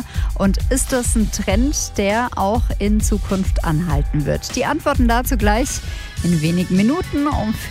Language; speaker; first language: German; native; German